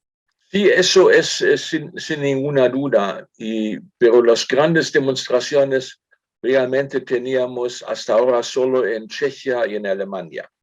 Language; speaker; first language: Spanish; non-native, fluent; German